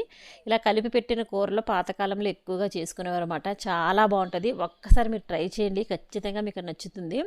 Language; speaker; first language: Telugu; native; Telugu